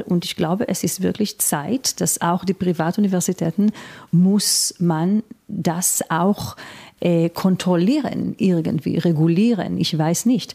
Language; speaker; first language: German; non-native, fluent; Hebrew